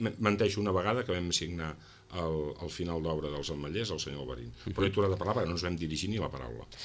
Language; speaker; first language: Catalan; non-native, local second language; Spanish